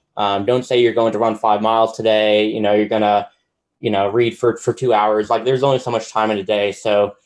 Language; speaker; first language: English; native; English